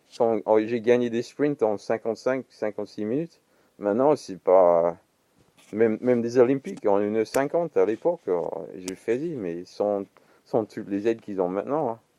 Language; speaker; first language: French; non-native, fluent; English